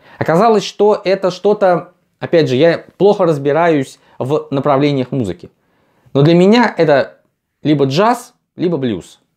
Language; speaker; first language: Russian; native; Russian